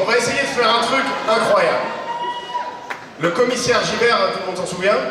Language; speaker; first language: French; native; French